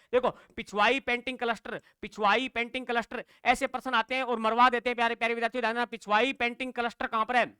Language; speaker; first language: Hindi; native; Hindi